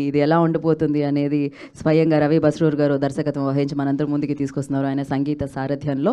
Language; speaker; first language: Telugu; native; Telugu